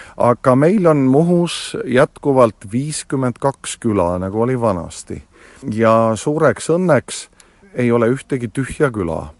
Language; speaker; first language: Estonian; native; Estonian